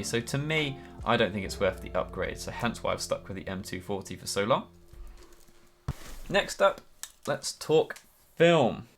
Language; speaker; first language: English; native; English